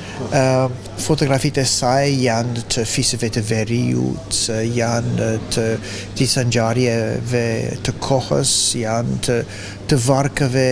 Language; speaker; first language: Albanian; non-native, fluent; English